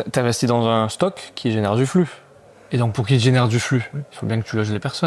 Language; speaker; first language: French; native; French